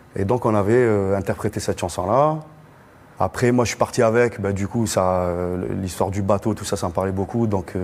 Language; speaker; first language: French; non-native, local second language; Arabic